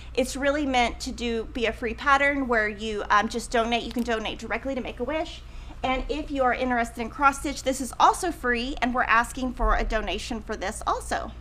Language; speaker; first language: English; native; English